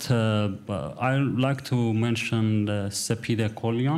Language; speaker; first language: English; non-native, fluent; Kurdish